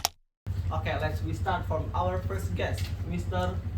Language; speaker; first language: English; non-native, learner; Indonesian